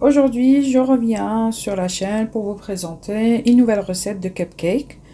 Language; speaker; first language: French; non-native, local second language; Arabic